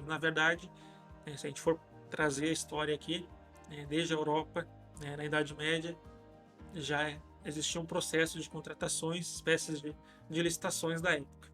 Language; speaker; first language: Portuguese; native; Portuguese